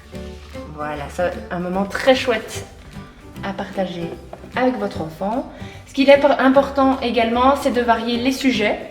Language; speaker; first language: French; native; French